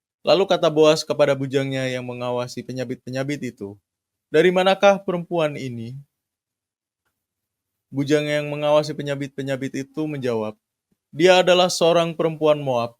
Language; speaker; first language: Indonesian; native; Indonesian